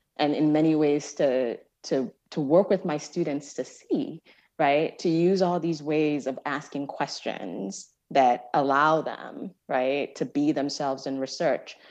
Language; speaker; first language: English; non-native, local second language; Yoruba